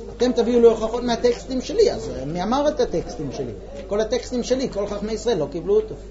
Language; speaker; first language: Hebrew; non-native, fluent; English